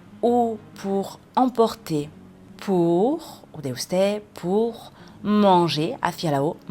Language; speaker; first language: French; non-native, fluent; Spanish